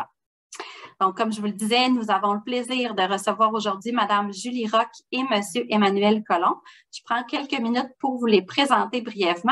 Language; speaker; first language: French; native; French